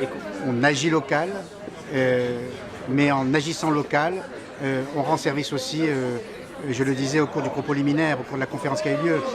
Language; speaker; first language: French; native; French